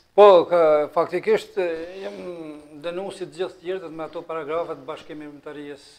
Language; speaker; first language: Albanian; native; Albanian